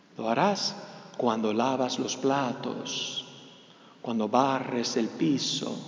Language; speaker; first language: Spanish; early bilingual, heritage; Spanish